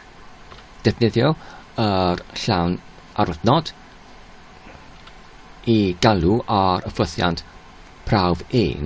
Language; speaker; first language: Welsh; non-native, learner; English